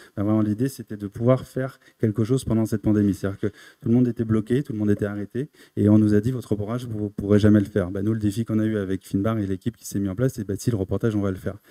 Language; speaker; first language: French; native; French